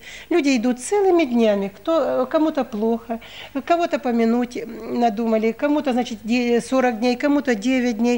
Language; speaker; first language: Russian; native; Russian